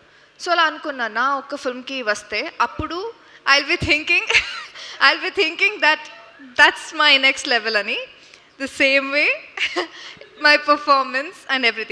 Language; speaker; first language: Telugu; non-native, local second language; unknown